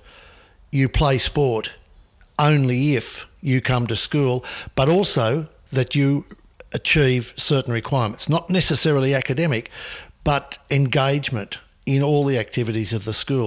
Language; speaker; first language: English; native; English